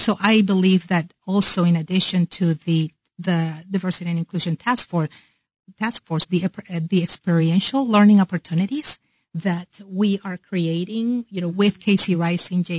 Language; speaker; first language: English; non-native, fluent; Spanish